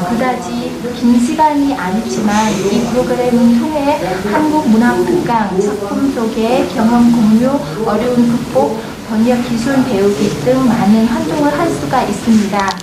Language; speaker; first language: Korean; non-native, fluent; Vietnamese